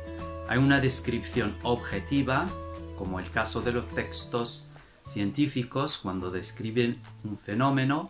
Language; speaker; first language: Spanish; non-native, fluent; Arabic